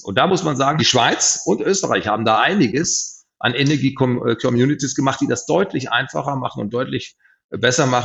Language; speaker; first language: German; native; German